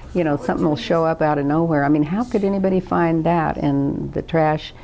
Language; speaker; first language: English; native; English